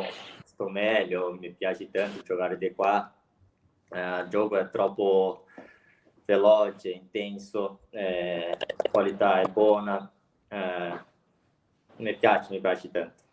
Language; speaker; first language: Italian; non-native, learner; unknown